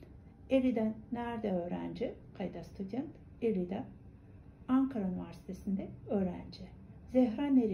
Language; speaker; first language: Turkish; non-native, fluent; Kazakh